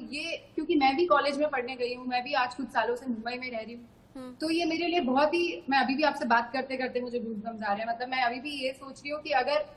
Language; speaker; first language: Hindi; native; Hindi